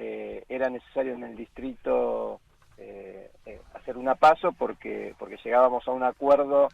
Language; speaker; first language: Spanish; native; Spanish